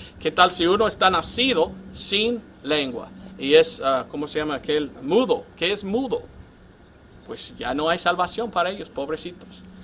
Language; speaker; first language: Spanish; non-native, fluent; English